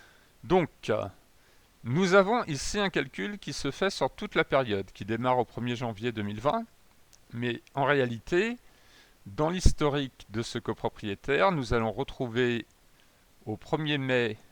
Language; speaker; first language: French; native; French